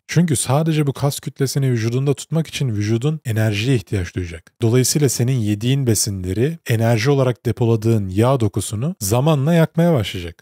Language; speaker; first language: Turkish; native; Turkish